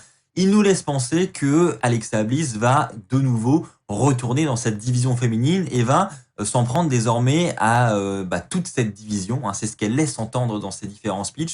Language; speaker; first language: French; native; French